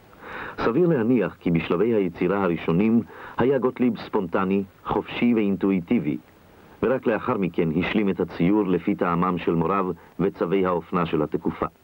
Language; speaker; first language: Hebrew; native; Hebrew